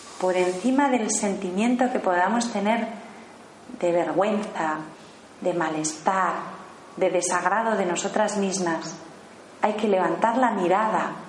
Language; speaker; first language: Spanish; native; Spanish